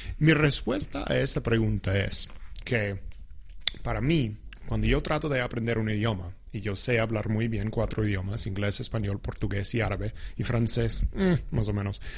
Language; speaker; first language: Spanish; non-native, fluent; English